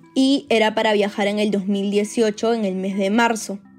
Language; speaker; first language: Spanish; native; Spanish